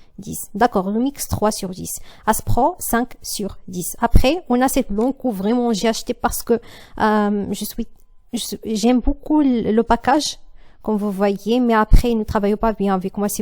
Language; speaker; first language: French; non-native, learner; Arabic